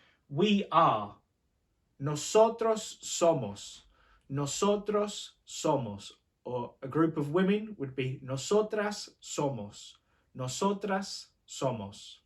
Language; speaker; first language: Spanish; non-native, fluent; English